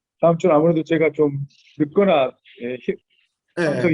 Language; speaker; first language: Korean; native; Korean